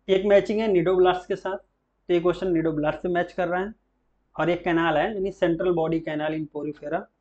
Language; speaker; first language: Hindi; native; Hindi